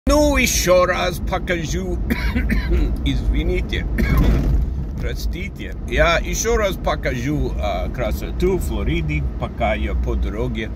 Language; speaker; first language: Russian; non-native, fluent; English